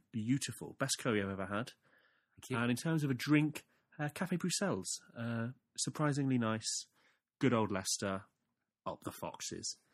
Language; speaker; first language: English; native; English